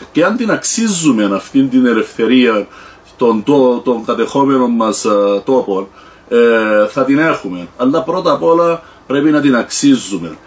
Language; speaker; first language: Greek; non-native, local second language; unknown